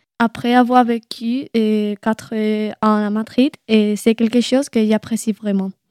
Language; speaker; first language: French; non-native, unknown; Spanish